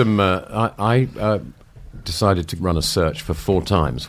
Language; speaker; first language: English; native; English